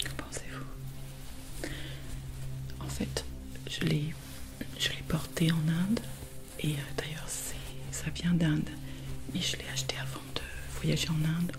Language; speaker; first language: French; native; French